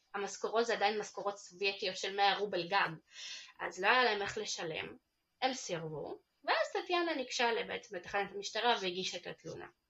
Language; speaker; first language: Hebrew; early bilingual, other home language; Russian